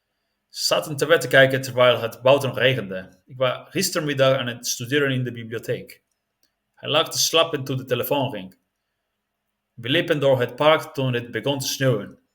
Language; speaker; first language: Dutch; non-native, learner; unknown